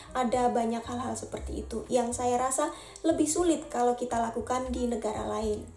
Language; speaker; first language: Indonesian; native; Indonesian